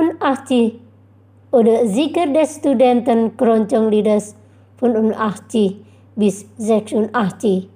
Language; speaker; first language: German; non-native, fluent; Indonesian